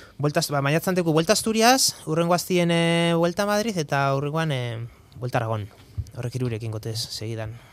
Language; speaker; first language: Basque; native; Basque